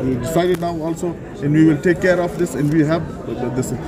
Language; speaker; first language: English; non-native, fluent; Pashto